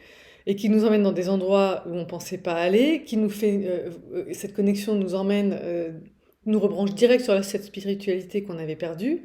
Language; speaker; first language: French; native; French